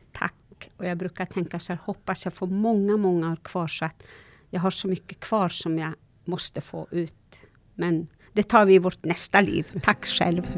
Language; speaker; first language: Swedish; non-native, local second language; Northern Sami